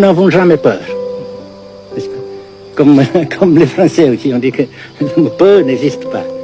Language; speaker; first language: French; non-native, local second language; Vietnamese